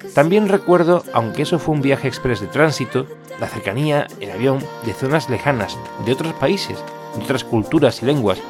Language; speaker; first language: Spanish; native; Spanish